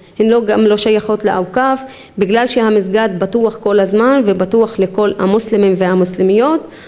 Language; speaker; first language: Hebrew; non-native, local second language; Arabic